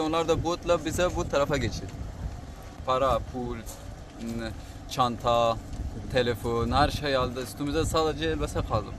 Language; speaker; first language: Turkish; non-native, learner; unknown